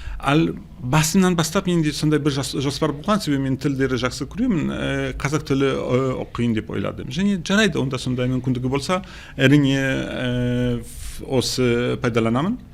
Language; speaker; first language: Kazakh; non-native, fluent; Polish